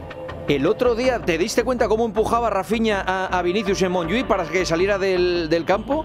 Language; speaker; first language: Spanish; native; Spanish